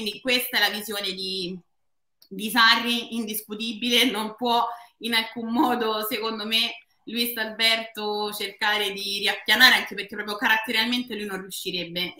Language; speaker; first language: Italian; native; Italian